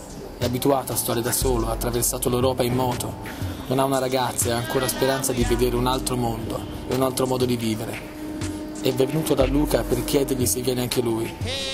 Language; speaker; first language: Italian; native; Italian